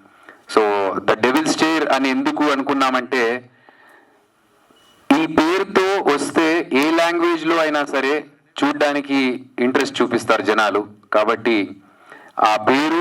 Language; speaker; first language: Telugu; native; Telugu